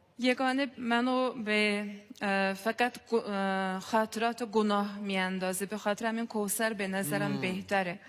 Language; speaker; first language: Persian; non-native, fluent; Azerbaijani